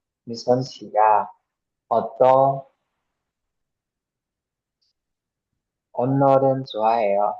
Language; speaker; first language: Korean; non-native, learner; Burmese